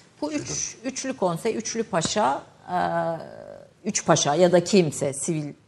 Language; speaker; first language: Turkish; native; Turkish